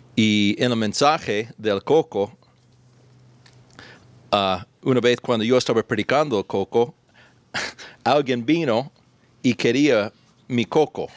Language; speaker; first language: Spanish; non-native, fluent; English